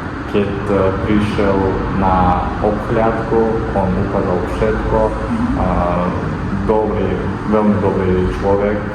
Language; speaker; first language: Slovak; non-native, learner; Kazakh